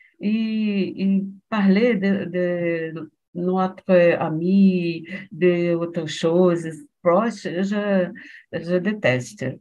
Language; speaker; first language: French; non-native, learner; Portuguese